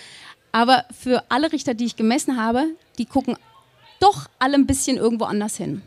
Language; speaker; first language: German; native; German